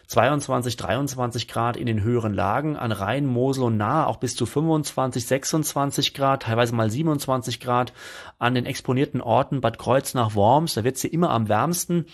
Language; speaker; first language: German; native; German